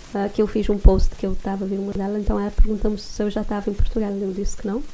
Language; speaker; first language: Portuguese; non-native, local second language; Kabuverdianu